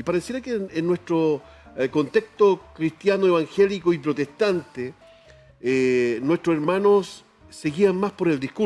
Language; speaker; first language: Spanish; native; Spanish